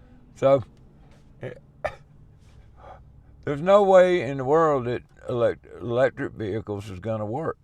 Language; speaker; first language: English; native; English